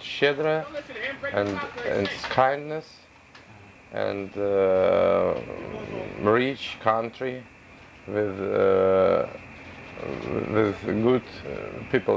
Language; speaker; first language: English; non-native, learner; Russian